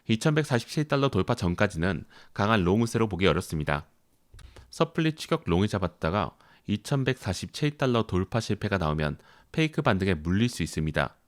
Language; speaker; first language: Korean; native; Korean